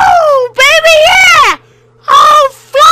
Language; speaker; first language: English; native; English